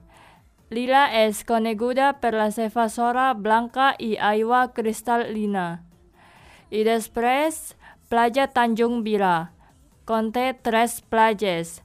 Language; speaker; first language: Catalan; non-native, learner; Indonesian